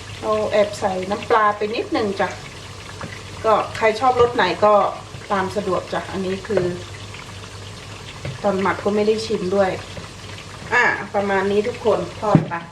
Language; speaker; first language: Thai; native; Thai